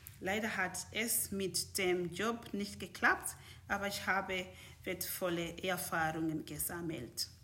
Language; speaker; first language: German; non-native, fluent; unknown